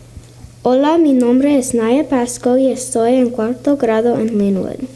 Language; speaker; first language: Spanish; non-native, learner; English